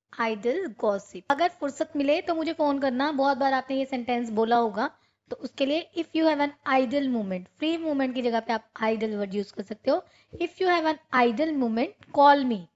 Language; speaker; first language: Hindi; non-native, local second language; Punjabi